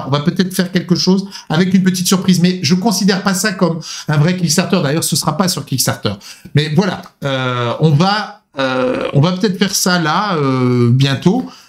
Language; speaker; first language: French; native; French